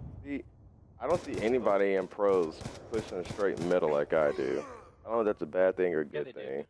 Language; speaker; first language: English; native; English